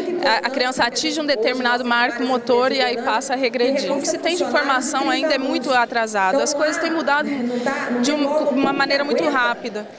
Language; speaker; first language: Portuguese; native; Portuguese